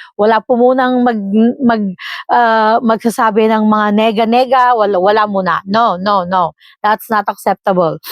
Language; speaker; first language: Filipino; non-native, local second language; Iloko